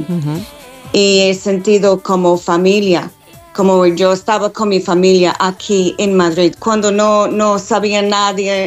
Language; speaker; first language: Spanish; non-native, learner; English